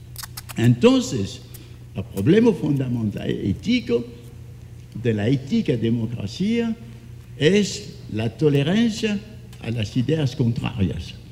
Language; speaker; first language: Spanish; non-native, fluent; French